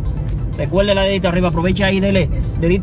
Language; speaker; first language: Spanish; native; Spanish